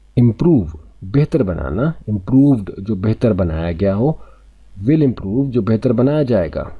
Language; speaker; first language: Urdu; native; Urdu